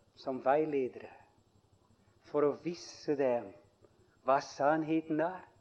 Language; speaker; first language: Norwegian; non-native, fluent; English